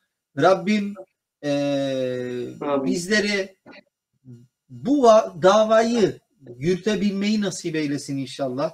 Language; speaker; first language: Turkish; native; Turkish